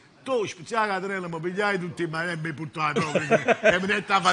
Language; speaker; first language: Italian; native; Italian